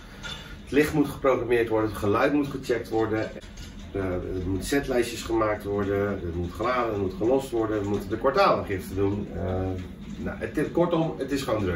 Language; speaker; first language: Dutch; native; Dutch